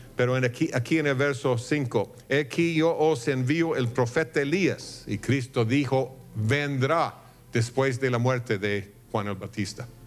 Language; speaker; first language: Spanish; non-native, fluent; English